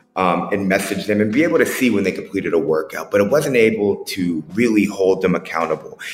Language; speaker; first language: English; native; English